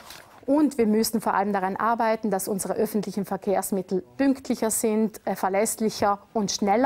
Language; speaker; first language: German; native; German